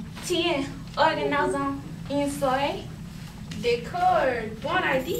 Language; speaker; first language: French; non-native, learner; English